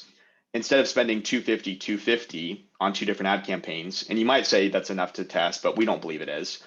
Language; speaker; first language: English; native; English